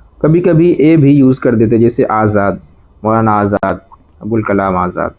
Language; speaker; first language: Urdu; native; Urdu